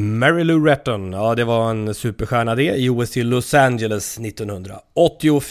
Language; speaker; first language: Swedish; native; Swedish